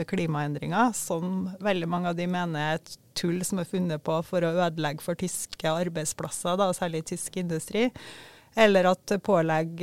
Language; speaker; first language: Norwegian; native; Norwegian